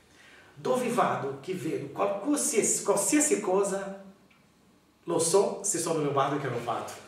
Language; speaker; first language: Italian; non-native, learner; Portuguese